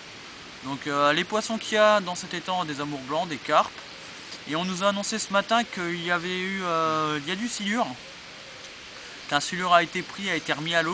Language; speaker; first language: French; native; French